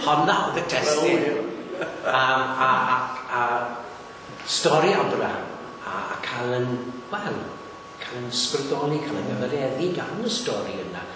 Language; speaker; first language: Welsh; native; Welsh